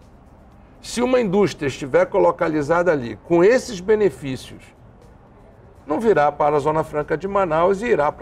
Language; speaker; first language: Portuguese; native; Portuguese